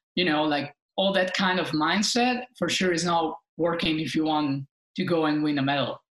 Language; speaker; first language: English; non-native, fluent; Italian